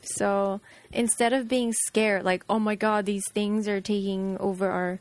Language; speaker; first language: English; native; English